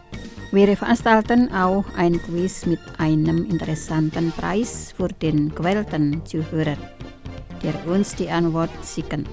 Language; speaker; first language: German; non-native, fluent; Indonesian